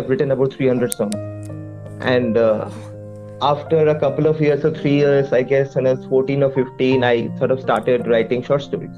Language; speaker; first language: English; non-native, local second language; Bangla